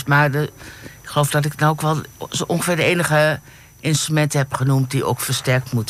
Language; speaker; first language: Dutch; native; Dutch